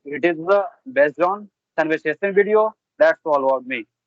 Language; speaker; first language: English; non-native, learner; Bhojpuri